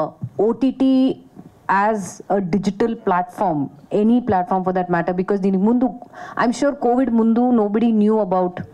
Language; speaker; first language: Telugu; non-native, fluent; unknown